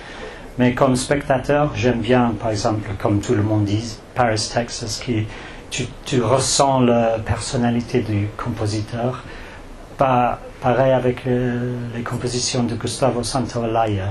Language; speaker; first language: French; non-native, fluent; English